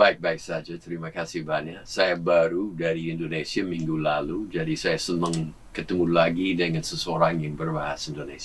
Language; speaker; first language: Indonesian; non-native, fluent; English